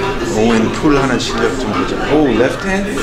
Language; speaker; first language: Korean; early bilingual, heritage; Korean